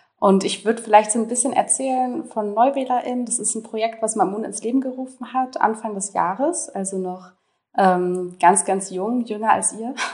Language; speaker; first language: German; native; German